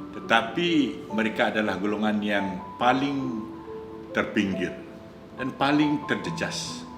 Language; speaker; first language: Malay; non-native, local second language; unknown